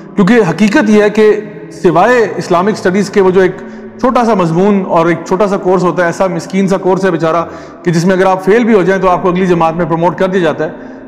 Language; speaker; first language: Urdu; native; Urdu